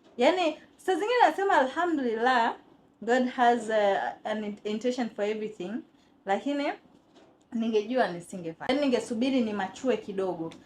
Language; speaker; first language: Swahili; native; Swahili